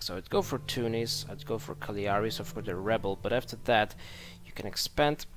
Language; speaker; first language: English; non-native, fluent; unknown